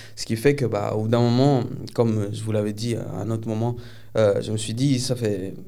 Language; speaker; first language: French; early bilingual, other home language; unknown